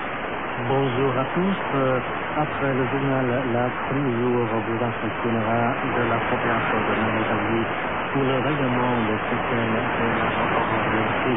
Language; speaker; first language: French; non-native, fluent; Vietnamese